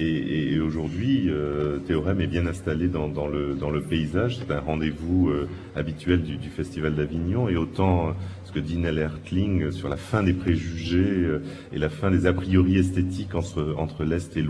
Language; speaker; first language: French; native; French